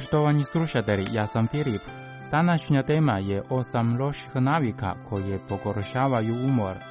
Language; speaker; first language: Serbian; non-native, learner; Chinese